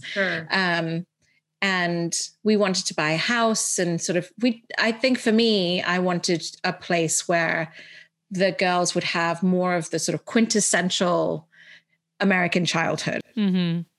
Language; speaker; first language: English; early bilingual, heritage; Arabic